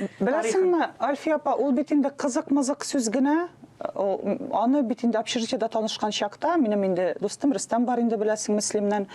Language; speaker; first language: Tatar; non-native, local second language; Russian